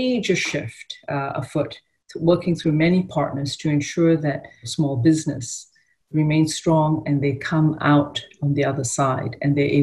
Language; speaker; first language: English; native; English